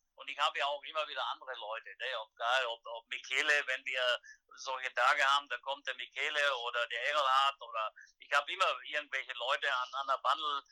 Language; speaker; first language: German; native; German